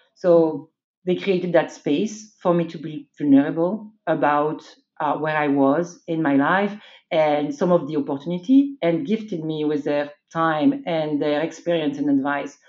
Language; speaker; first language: English; non-native, fluent; French